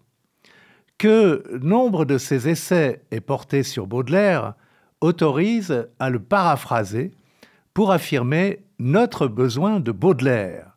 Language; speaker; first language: French; native; French